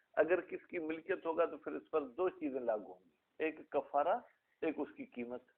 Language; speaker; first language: Urdu; non-native, local second language; Sindhi